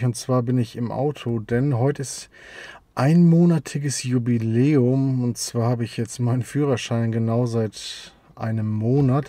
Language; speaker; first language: German; native; German